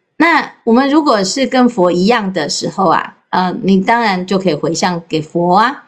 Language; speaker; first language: Chinese; native; Chinese